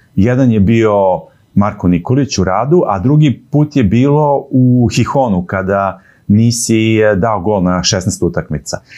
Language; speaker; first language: Serbian; native; Serbian